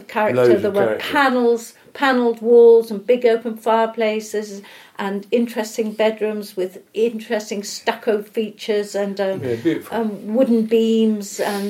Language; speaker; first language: English; native; English